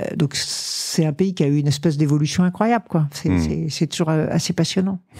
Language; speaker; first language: French; native; French